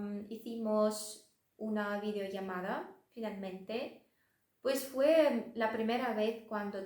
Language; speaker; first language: Spanish; non-native, fluent; Russian